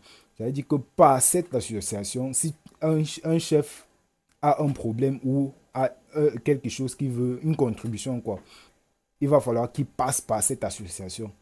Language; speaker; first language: French; native; French